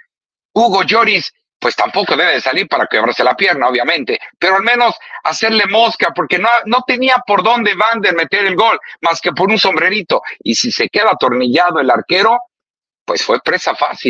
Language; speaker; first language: Spanish; native; Spanish